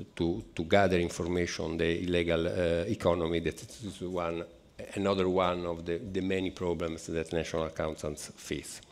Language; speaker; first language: English; non-native, fluent; Italian